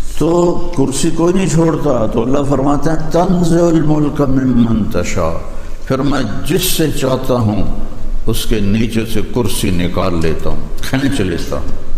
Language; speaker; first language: Urdu; non-native, local second language; Punjabi